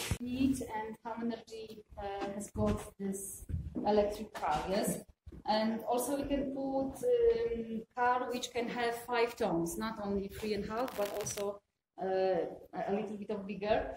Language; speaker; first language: English; non-native, fluent; Polish